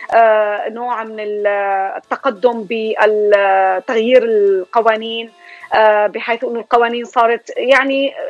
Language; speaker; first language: Arabic; native; Arabic